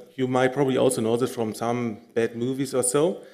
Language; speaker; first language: English; non-native, fluent; German